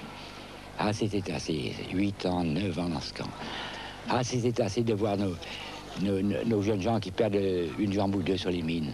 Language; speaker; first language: French; native; French